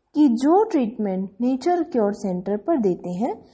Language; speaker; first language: Hindi; non-native, local second language; Gujarati